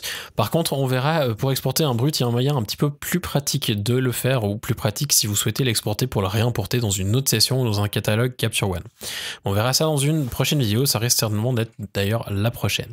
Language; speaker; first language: French; native; French